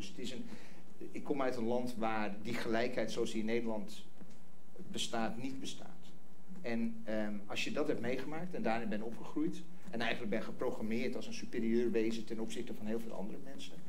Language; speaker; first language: Dutch; non-native, fluent; English